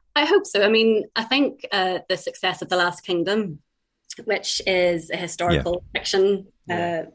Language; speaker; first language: English; native; English